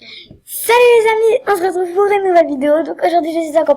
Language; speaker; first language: French; native; French